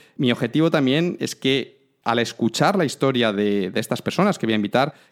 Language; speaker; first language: Spanish; native; Spanish